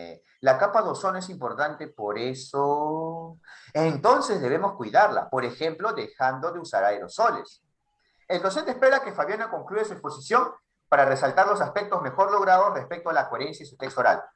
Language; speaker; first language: Spanish; native; Spanish